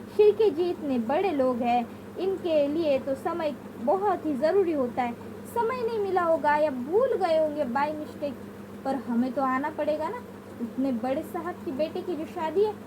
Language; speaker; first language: Hindi; non-native, local second language; Marathi